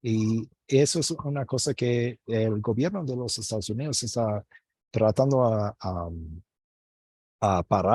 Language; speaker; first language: Spanish; non-native, fluent; English